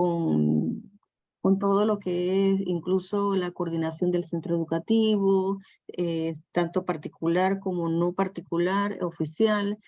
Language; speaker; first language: Spanish; native; Spanish